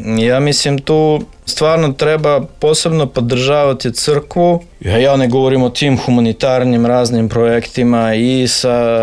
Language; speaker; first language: Serbian; non-native, fluent; Russian